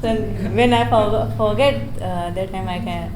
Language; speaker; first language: English; non-native, learner; Hindi